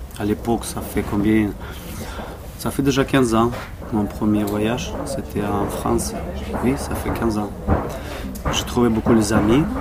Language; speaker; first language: French; non-native, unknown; Russian